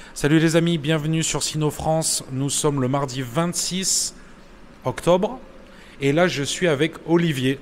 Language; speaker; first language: French; native; French